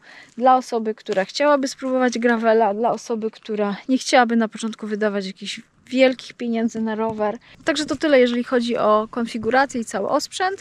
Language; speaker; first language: Polish; native; Polish